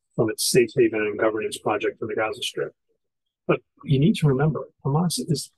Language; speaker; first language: English; native; English